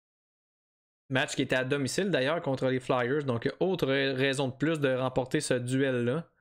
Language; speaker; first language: French; native; French